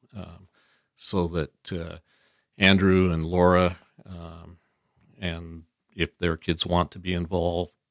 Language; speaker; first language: English; native; English